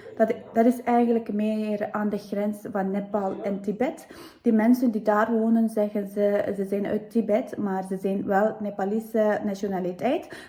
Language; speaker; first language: Dutch; non-native, fluent; Tibetan